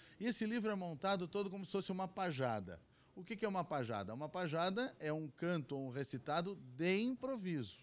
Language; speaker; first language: Portuguese; native; Portuguese